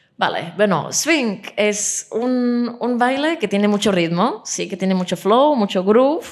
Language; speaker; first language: Spanish; non-native, fluent; Czech